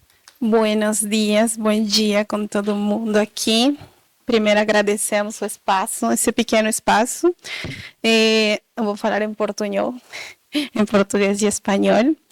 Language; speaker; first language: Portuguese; non-native, learner; Spanish